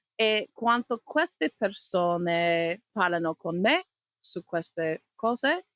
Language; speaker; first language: Italian; non-native, learner; English